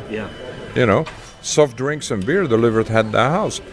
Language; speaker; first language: English; non-native, fluent; Dutch